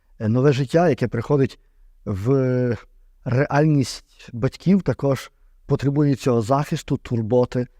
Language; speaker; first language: Ukrainian; native; Ukrainian